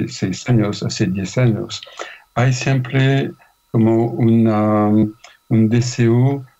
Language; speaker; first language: Spanish; non-native, fluent; French